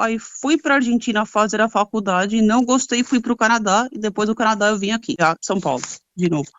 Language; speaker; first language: Portuguese; early bilingual, other home language; Spanish